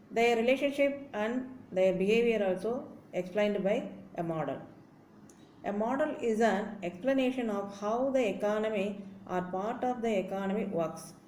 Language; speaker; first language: English; non-native, local second language; Tamil